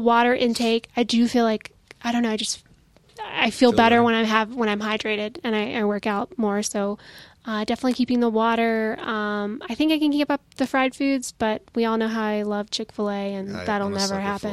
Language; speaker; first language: English; native; English